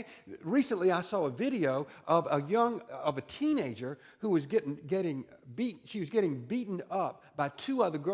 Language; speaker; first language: English; native; English